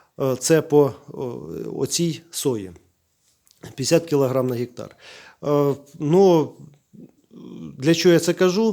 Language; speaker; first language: Ukrainian; native; Ukrainian